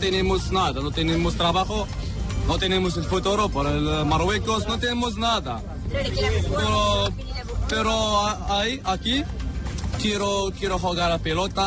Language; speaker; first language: Spanish; non-native, learner; Arabic